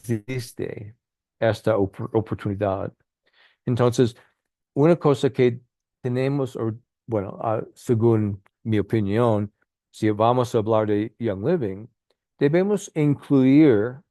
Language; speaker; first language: Spanish; non-native, learner; English